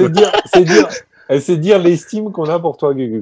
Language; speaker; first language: French; native; French